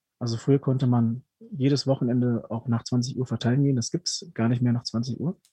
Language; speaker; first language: German; early bilingual, other home language; Spanish